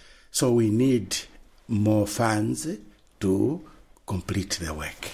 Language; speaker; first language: English; non-native, local second language; Nyanja